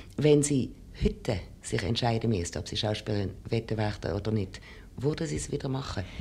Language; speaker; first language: German; native; German